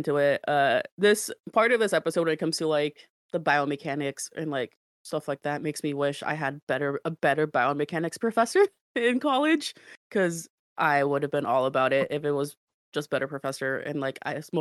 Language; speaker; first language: English; native; English